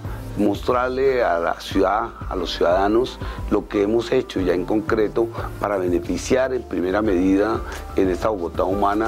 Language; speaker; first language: Spanish; native; Spanish